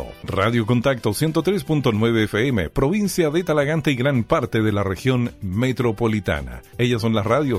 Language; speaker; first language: Spanish; native; Spanish